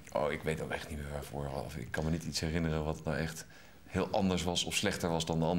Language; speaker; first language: Dutch; native; Dutch